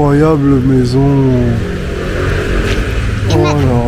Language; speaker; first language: French; native; French